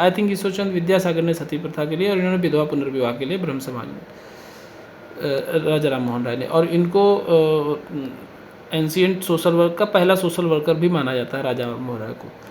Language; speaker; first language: Hindi; native; Hindi